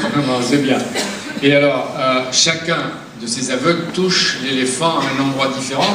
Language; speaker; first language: French; native; French